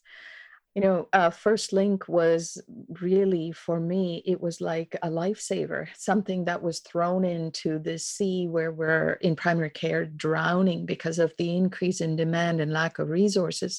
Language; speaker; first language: English; non-native, local second language; Tamil